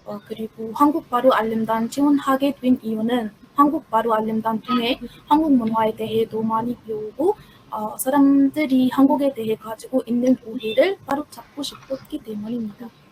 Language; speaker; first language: Korean; non-native, fluent; Arabic